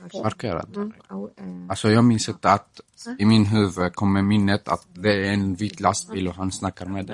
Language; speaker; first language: Swedish; non-native, fluent; Arabic